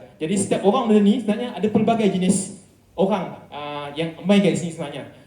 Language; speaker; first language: Malay; native; Malay